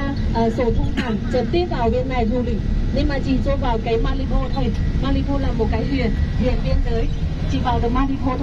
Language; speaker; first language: Vietnamese; non-native, fluent; Chinese